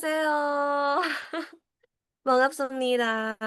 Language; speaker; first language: Korean; non-native, fluent; Indonesian